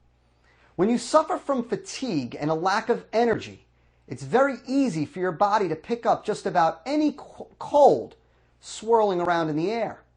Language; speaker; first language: English; native; English